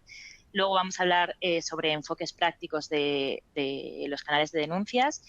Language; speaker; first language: Spanish; native; Spanish